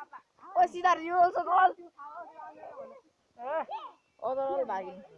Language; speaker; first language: English; non-native, learner; Nepali